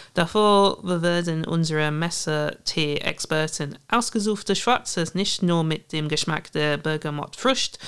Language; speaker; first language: German; non-native, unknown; English